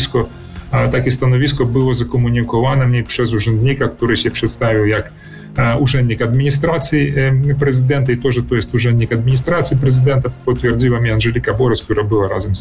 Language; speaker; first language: Polish; early bilingual, heritage; Polish